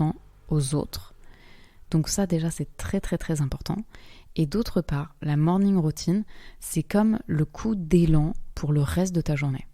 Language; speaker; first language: French; native; French